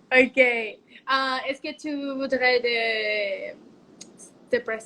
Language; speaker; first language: French; non-native, learner; Spanish